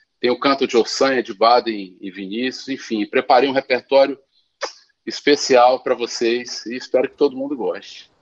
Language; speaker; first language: Portuguese; native; Portuguese